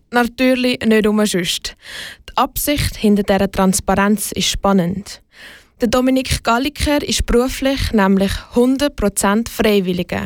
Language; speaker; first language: German; native; German